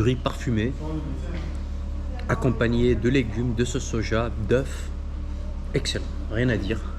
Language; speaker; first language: French; native; French